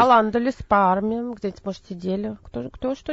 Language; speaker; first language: Russian; native; Russian